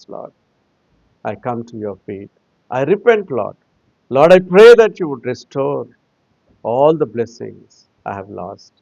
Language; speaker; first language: English; non-native, local second language; Telugu